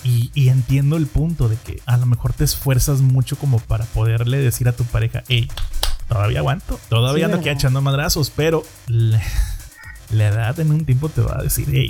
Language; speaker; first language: Spanish; native; Spanish